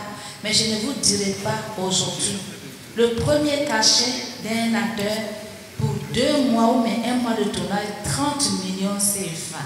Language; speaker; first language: French; non-native, local second language; Baoulé